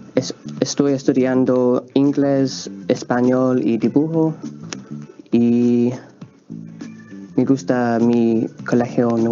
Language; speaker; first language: Spanish; non-native, learner; English